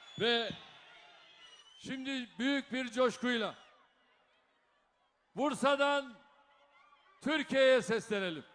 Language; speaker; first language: Turkish; native; Turkish